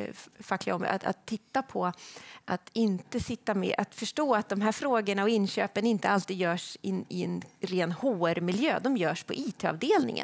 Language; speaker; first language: Swedish; native; Swedish